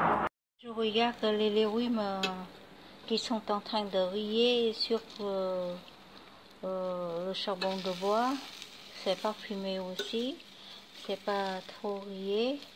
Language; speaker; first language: French; non-native, fluent; Vietnamese